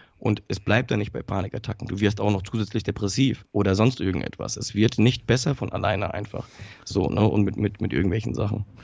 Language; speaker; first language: German; early bilingual, other home language; Polish